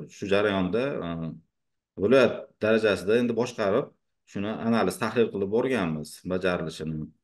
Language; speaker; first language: Uzbek; native; Uzbek